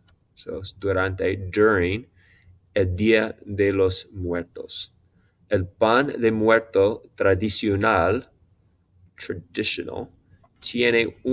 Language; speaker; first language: Spanish; non-native, fluent; English